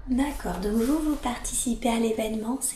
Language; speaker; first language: French; native; French